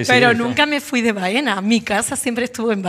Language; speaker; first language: Spanish; native; Spanish